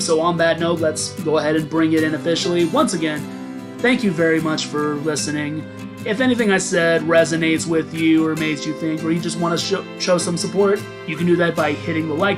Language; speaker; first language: English; native; English